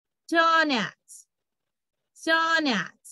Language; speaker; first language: English; non-native, fluent; Spanish